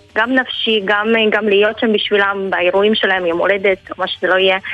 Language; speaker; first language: Hebrew; non-native, fluent; Ukrainian